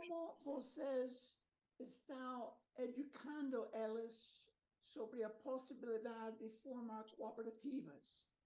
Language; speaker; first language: Portuguese; non-native, learner; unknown